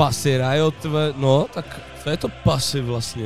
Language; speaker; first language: Czech; native; Czech